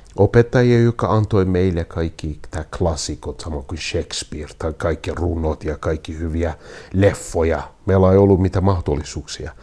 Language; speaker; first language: Finnish; non-native, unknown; Kurdish